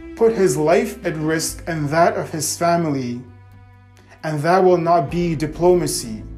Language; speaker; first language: English; native; English